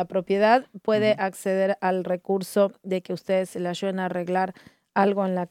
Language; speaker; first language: Spanish; native; Spanish